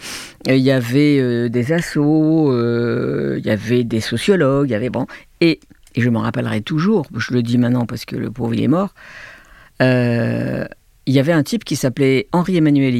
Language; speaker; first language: French; native; French